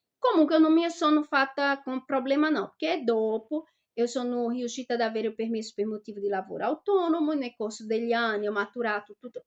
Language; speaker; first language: Italian; non-native, fluent; Portuguese